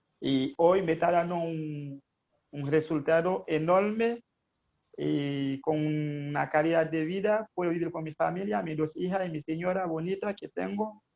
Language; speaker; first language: Spanish; non-native, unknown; Haitian Creole